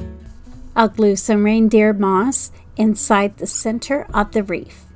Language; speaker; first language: English; native; English